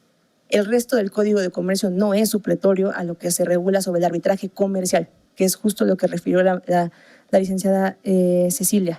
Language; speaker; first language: Spanish; native; Spanish